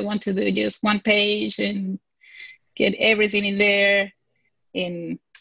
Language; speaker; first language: English; non-native, fluent; Spanish